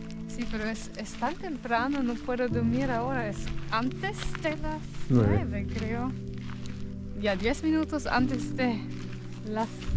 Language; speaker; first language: Spanish; non-native, learner; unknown